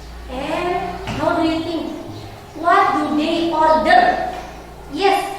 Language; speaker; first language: English; non-native, learner; Indonesian